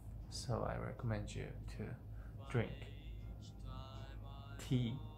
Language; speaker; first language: English; non-native, learner; Korean